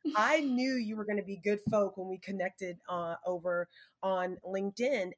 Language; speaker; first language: English; native; English